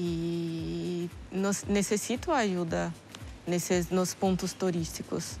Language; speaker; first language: Spanish; non-native, learner; Portuguese